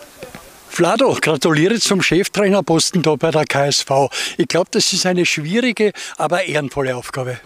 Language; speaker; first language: German; native; German